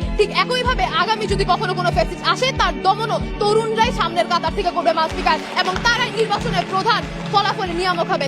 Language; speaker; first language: Bangla; native; Bangla